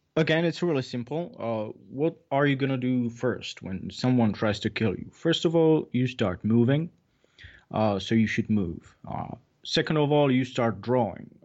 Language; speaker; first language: English; non-native, fluent; Czech